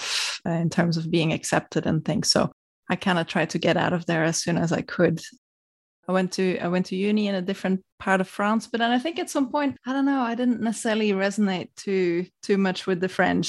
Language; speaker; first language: English; non-native, fluent; Dutch